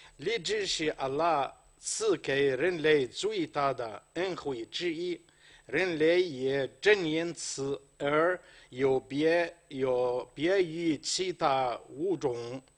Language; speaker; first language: Chinese; non-native, fluent; Arabic